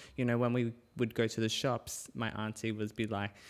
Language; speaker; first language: English; native; English